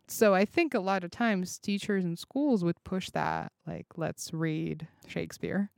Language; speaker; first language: English; non-native, fluent; Russian